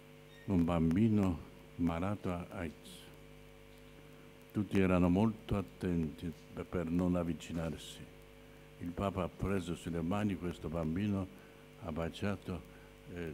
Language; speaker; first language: Italian; non-native, fluent; Polish